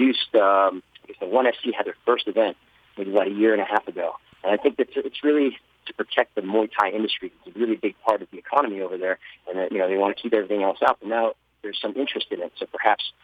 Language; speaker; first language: English; native; English